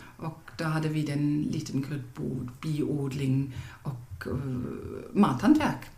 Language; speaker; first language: Swedish; non-native, fluent; German